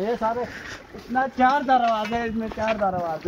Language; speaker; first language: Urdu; non-native, local second language; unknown